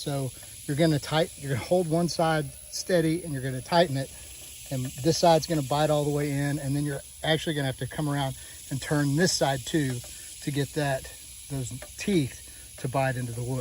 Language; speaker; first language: English; native; English